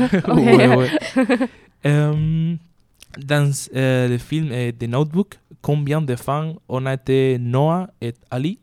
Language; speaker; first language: French; non-native, learner; Spanish